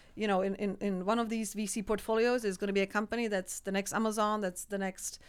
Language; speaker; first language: English; non-native, fluent; Czech